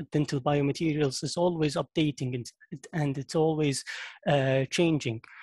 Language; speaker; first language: English; non-native, fluent; Arabic